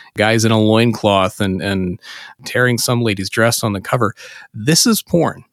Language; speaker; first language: English; native; English